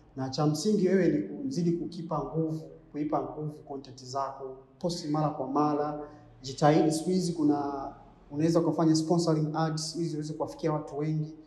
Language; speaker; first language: Swahili; native; Swahili